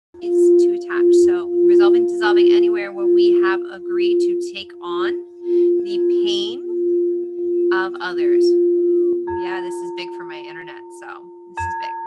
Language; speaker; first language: English; native; English